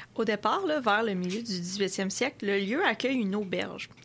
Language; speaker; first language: French; native; French